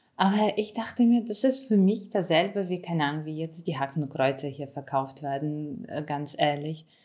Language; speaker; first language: German; non-native, fluent; Ukrainian